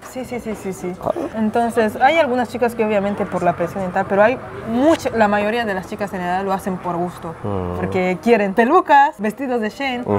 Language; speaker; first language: Spanish; non-native, local second language; Russian